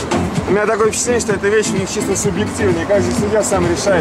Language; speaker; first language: Russian; native; Russian